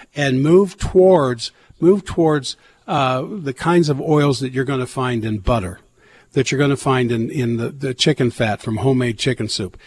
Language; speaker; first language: English; native; English